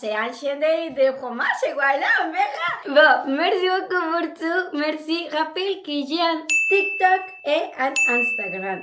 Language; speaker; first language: French; non-native, learner; Spanish